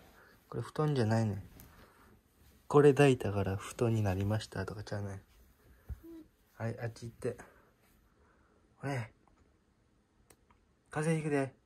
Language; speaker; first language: Japanese; native; Japanese